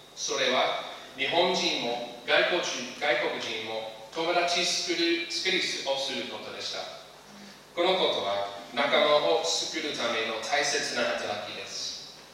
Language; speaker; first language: Japanese; non-native, fluent; English